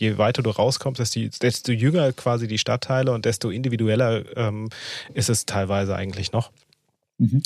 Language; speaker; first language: German; native; German